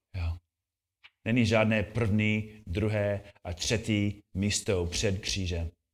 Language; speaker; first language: Czech; non-native, fluent; English